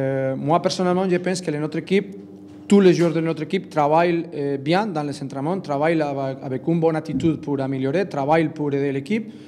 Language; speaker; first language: French; non-native, learner; Spanish